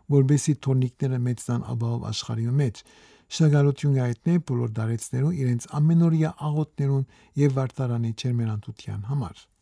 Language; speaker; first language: Armenian; native; Armenian